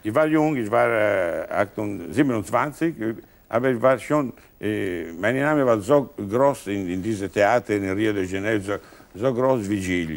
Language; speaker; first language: German; non-native, learner; Italian